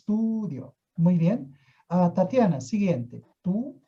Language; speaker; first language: Spanish; non-native, fluent; Portuguese